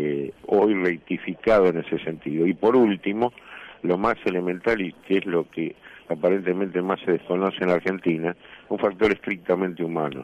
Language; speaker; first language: Spanish; native; Spanish